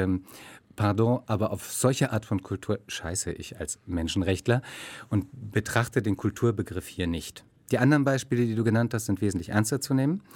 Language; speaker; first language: German; native; German